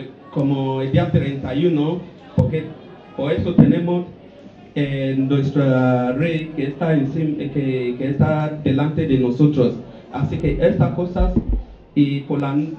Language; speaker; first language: Spanish; non-native, learner; Bini